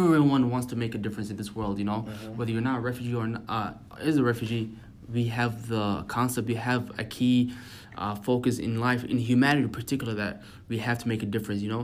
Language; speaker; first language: English; native; English